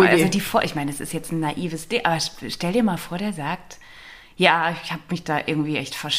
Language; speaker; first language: German; native; German